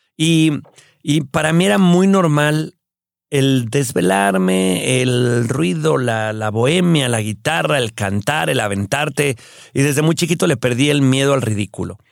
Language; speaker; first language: Spanish; native; Spanish